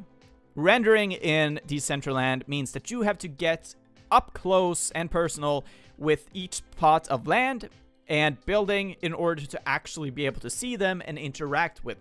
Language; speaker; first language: English; non-native, fluent; Swedish